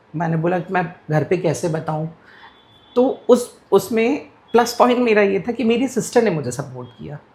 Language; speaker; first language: Hindi; non-native, local second language; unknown